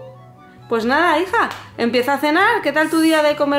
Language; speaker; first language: Spanish; native; Spanish